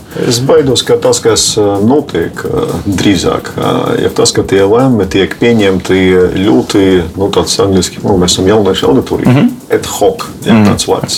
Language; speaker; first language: Latvian; non-native, local second language; Russian